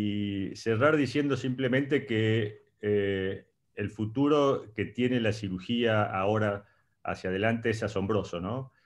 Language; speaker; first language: Spanish; native; Spanish